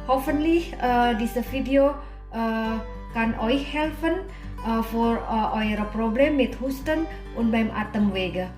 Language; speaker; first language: German; non-native, learner; Indonesian